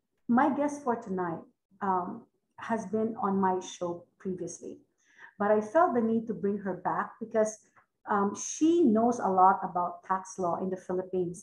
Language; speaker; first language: English; non-native, local second language; Filipino